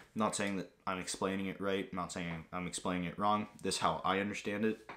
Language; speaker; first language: English; non-native, fluent; Greek